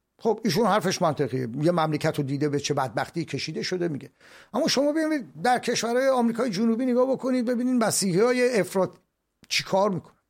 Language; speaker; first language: Persian; native; Persian